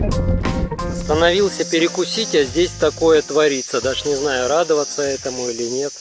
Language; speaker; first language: Russian; native; Russian